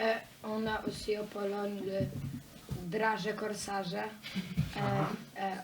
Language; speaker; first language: French; non-native, learner; Polish